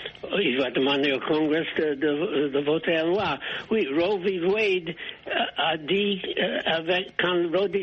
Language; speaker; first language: French; non-native, fluent; English